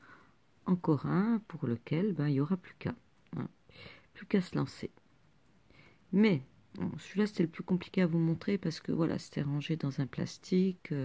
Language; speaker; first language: French; native; French